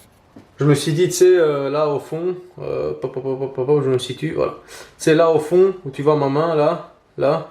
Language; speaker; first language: French; native; French